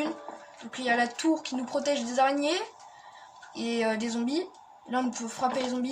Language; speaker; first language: French; native; French